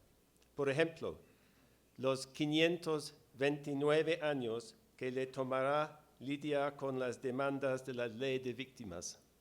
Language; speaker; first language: Spanish; non-native, fluent; English